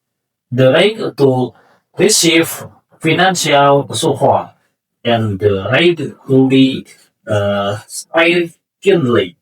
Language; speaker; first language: English; non-native, learner; Indonesian